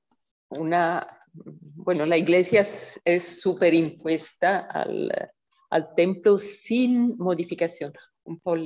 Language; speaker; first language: Spanish; non-native, fluent; Italian